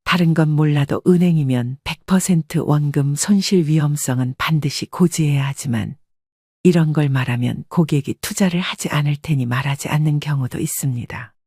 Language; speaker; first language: Korean; native; Korean